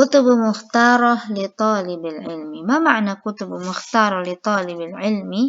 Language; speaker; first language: Arabic; non-native, fluent; Indonesian